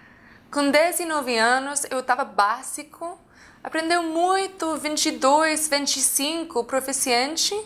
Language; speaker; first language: Portuguese; non-native, fluent; English